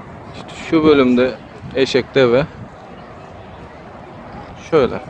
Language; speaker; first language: Turkish; native; Turkish